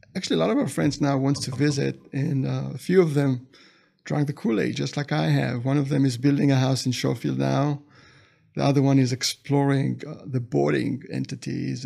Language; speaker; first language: English; non-native, fluent; Hebrew